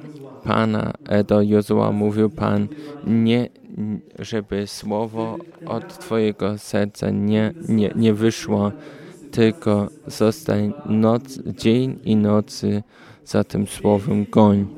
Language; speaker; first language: Polish; early bilingual, heritage; Polish